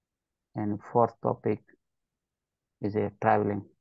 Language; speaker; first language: English; non-native, learner; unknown